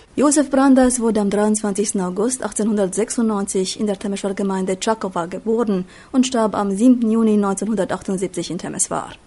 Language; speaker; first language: German; native; German